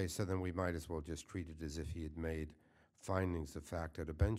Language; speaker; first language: English; native; English